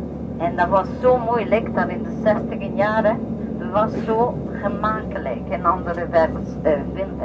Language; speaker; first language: Dutch; non-native, learner; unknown